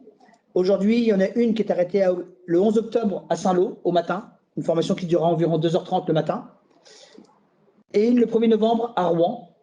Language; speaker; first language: French; native; French